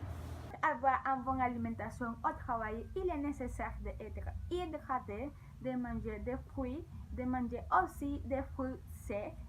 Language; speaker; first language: French; non-native, learner; Spanish